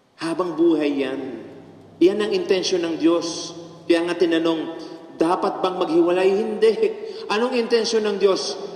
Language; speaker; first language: Filipino; native; Filipino